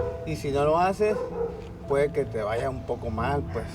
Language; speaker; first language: Spanish; native; Spanish